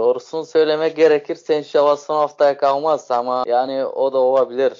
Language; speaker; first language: Turkish; native; Turkish